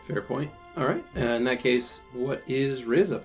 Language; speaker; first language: English; native; English